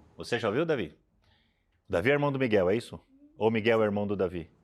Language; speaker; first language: Portuguese; native; Portuguese